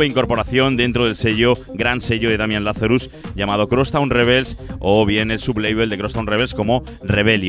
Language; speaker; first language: Spanish; native; Spanish